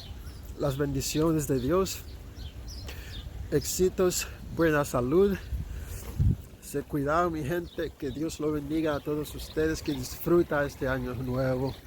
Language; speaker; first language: Spanish; non-native, fluent; Haitian Creole